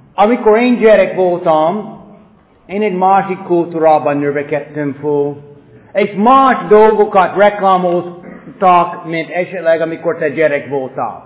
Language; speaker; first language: Hungarian; non-native, fluent; English